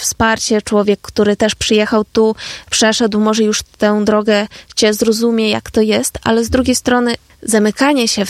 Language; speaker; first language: Polish; non-native, fluent; Ukrainian